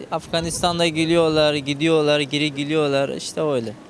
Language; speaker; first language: Turkish; non-native, learner; Persian